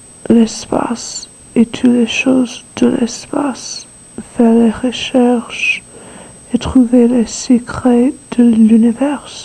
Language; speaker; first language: French; non-native, learner; English